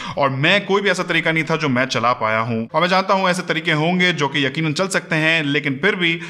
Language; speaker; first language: Urdu; native; Urdu